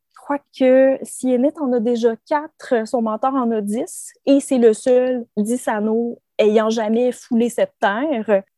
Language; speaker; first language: French; native; French